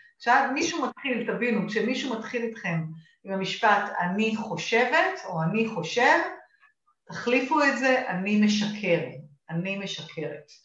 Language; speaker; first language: Hebrew; native; Hebrew